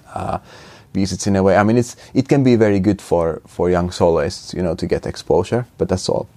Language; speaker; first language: English; non-native, fluent; Finnish